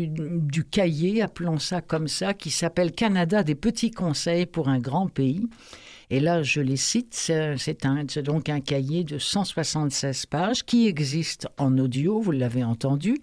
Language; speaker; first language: French; native; French